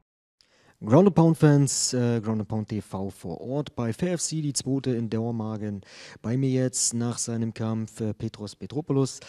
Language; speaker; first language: German; native; German